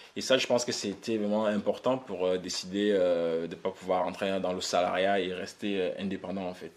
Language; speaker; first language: French; early bilingual, other home language; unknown